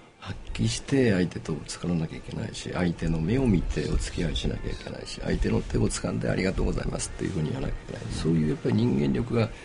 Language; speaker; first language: Japanese; native; Japanese